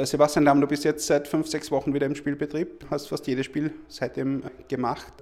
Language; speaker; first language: German; native; German